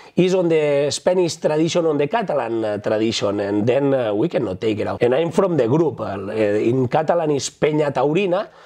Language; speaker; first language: English; non-native, fluent; Spanish